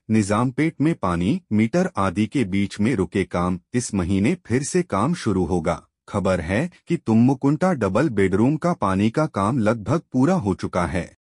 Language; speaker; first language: Hindi; non-native, local second language; Telugu